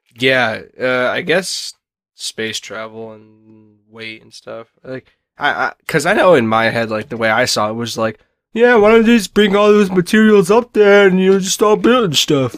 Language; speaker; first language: English; native; English